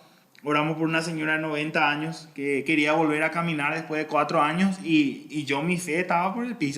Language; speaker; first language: Spanish; native; Spanish